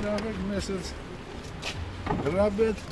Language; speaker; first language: Russian; non-native, local second language; Armenian